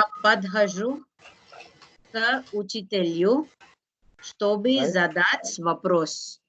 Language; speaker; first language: Russian; non-native, learner; Hindi